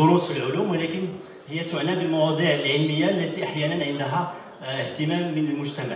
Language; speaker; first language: Arabic; native; Arabic